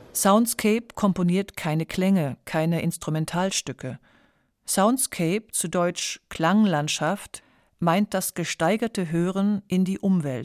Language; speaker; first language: German; native; German